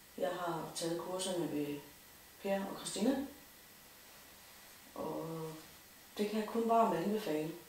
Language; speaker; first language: Danish; native; Danish